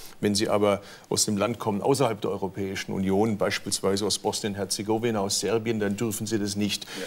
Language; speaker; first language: German; early bilingual, other home language; Turkish